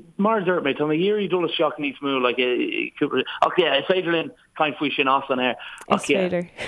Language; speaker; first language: Irish; non-native, local second language; English